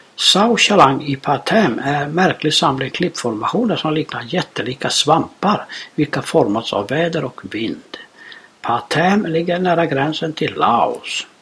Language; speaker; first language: Swedish; native; Swedish